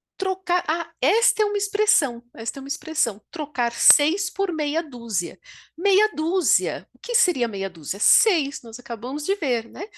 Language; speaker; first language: Portuguese; native; Portuguese